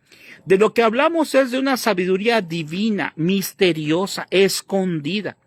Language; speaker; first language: Spanish; native; Spanish